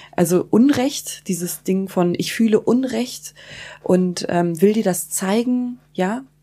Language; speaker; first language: German; early bilingual, other home language; Kurdish